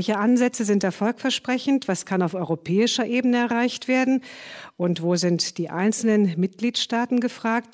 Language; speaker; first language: German; native; German